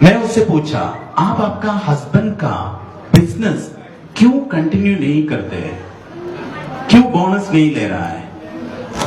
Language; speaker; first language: Hindi; non-native, fluent; Bangla